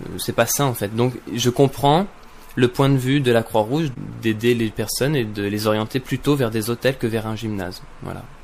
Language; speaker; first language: French; native; French